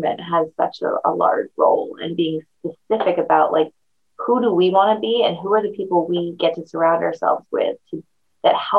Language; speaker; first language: English; early bilingual, other home language; Chinese